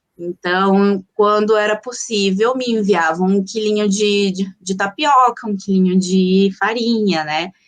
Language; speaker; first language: Portuguese; early bilingual, other home language; Spanish